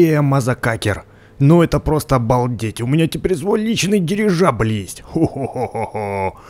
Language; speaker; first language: Russian; native; Russian